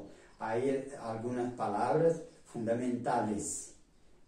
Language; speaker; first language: Spanish; non-native, fluent; Portuguese